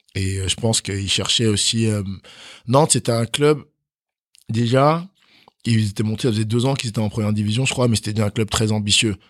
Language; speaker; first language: French; early bilingual, other home language; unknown